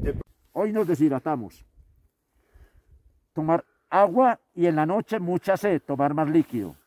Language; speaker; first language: Spanish; native; Spanish